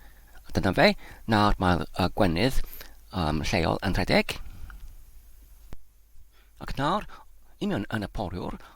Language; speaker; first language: Welsh; non-native, learner; English